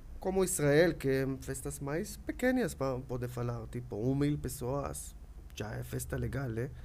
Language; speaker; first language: Portuguese; non-native, learner; Hebrew